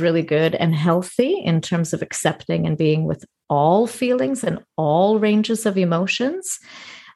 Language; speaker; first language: English; native; English